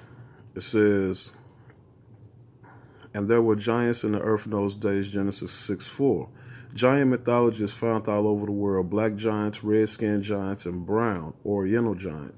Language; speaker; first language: English; native; English